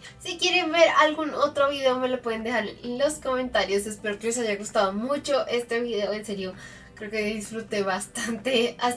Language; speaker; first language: Spanish; native; Spanish